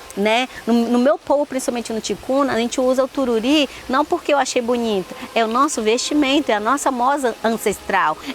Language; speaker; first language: Portuguese; non-native, local second language; Ticuna